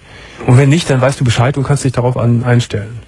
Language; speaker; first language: German; native; German